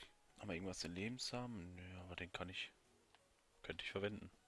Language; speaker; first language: German; native; German